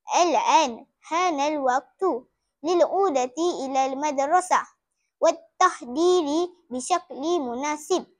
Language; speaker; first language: Arabic; non-native, learner; Malay